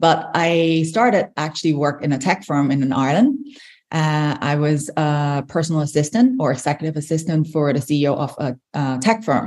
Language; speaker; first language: English; non-native, local second language; Cantonese